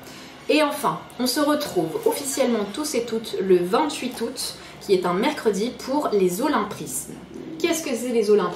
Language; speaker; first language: French; native; French